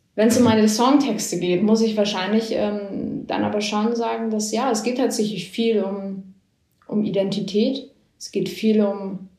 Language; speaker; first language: German; native; German